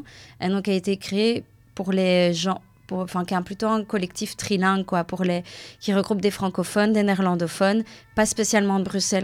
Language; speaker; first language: French; native; French